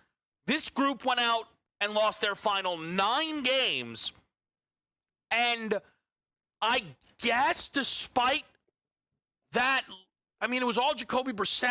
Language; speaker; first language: English; native; English